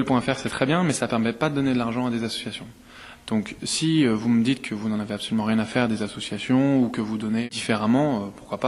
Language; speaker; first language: French; native; French